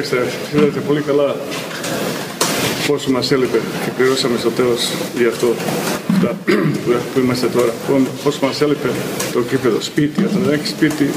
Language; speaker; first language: Greek; non-native, fluent; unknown